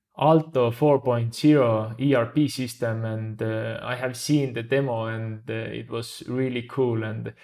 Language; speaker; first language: English; non-native, fluent; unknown